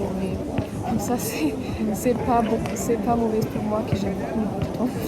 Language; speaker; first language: French; non-native, learner; German